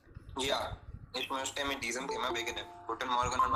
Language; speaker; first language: German; non-native, learner; Hindi